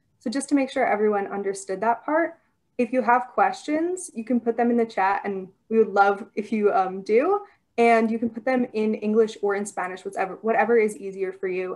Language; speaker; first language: English; native; English